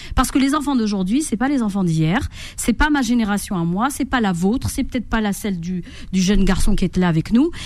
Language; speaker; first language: French; native; French